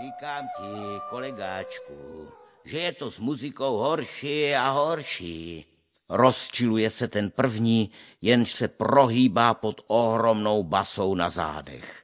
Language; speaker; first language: Czech; native; Czech